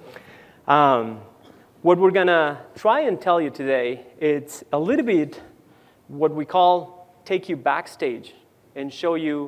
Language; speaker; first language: English; non-native, fluent; Spanish